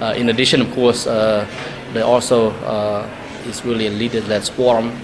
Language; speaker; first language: English; non-native, fluent; Khmer